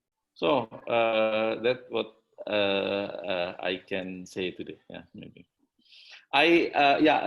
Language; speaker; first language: English; non-native, learner; Indonesian